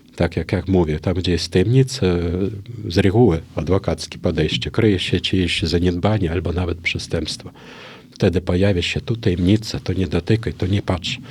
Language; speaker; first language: Polish; non-native, fluent; Russian